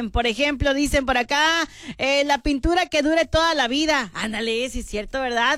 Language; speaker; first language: Spanish; native; Spanish